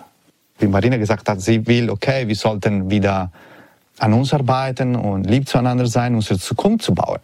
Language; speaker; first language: German; non-native, learner; Italian